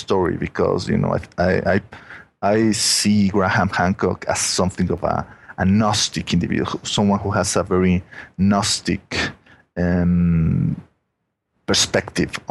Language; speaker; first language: English; non-native, fluent; Spanish